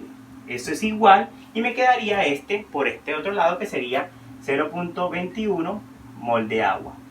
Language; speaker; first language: Spanish; native; Spanish